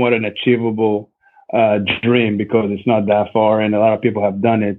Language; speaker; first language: English; non-native, local second language; Kinyarwanda